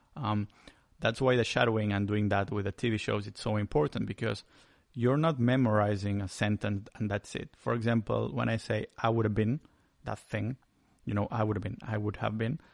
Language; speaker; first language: English; non-native, fluent; Spanish